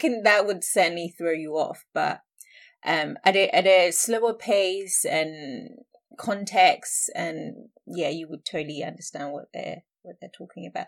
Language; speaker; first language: English; non-native, local second language; Akan